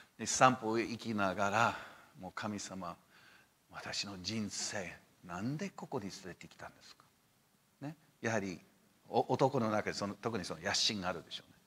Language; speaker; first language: Japanese; non-native, fluent; English